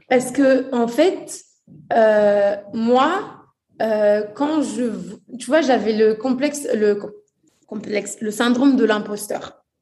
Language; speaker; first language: French; early bilingual, other home language; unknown